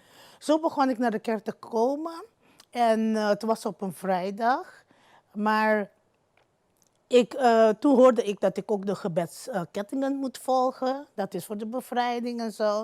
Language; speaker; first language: Dutch; non-native, local second language; Papiamento